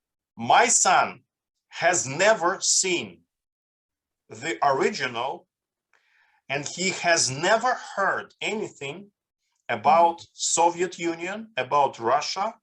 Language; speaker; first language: English; non-native, fluent; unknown